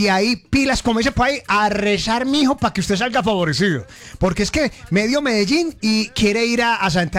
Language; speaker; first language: Spanish; native; Spanish